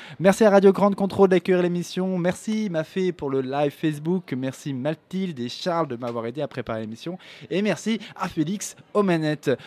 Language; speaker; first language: French; native; French